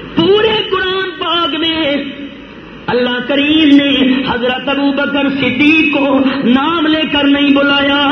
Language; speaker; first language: Urdu; non-native, local second language; Punjabi